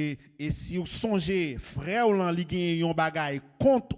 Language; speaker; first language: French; non-native, local second language; Haitian Creole